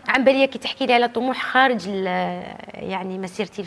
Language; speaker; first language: Arabic; native; Arabic